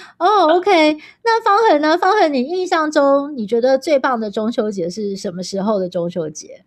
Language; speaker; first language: Chinese; native; Chinese